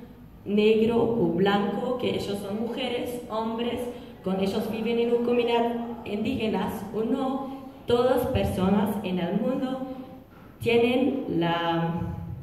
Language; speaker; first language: Spanish; non-native, learner; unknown